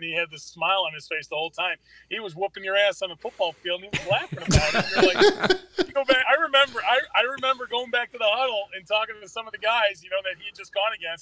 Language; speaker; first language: English; native; English